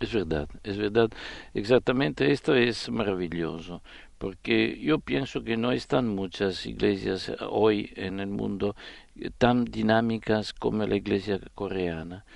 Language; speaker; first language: Spanish; non-native, fluent; Italian